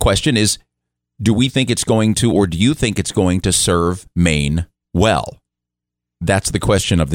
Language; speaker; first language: English; native; English